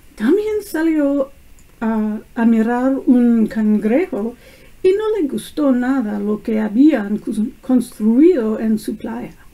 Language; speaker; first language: Spanish; non-native, learner; English